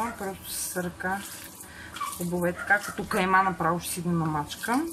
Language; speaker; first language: Bulgarian; native; Bulgarian